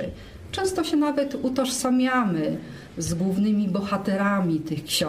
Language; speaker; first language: Polish; native; Polish